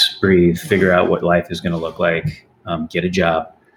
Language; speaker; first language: English; native; English